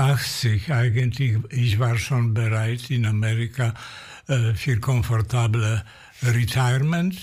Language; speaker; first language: German; non-native, fluent; Polish